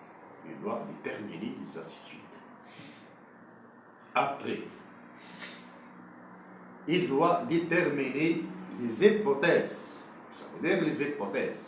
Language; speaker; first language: French; non-native, local second language; Arabic